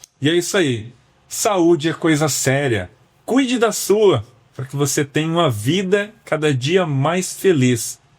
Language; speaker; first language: Portuguese; native; Portuguese